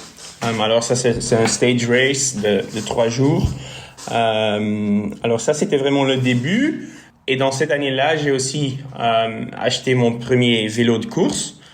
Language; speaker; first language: French; non-native, local second language; Dutch